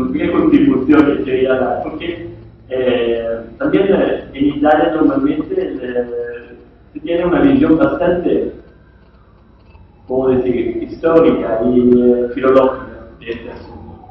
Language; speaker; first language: Spanish; non-native, fluent; Italian